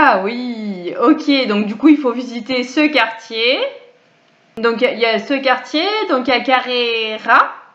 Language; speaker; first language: French; native; French